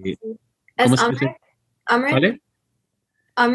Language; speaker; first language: Spanish; non-native, learner; English